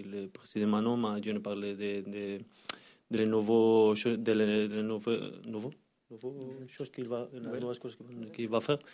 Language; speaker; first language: French; non-native, learner; Spanish